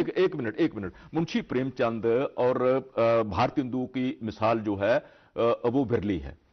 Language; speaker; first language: Hindi; non-native, local second language; Dogri